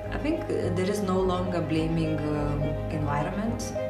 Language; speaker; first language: English; non-native, fluent; Lithuanian